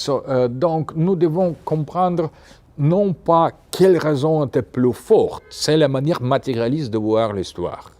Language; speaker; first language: French; non-native, fluent; Russian